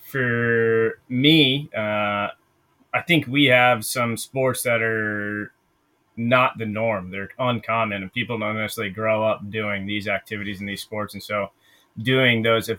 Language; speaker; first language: English; native; English